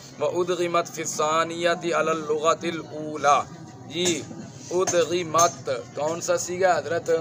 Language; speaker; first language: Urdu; non-native, local second language; Punjabi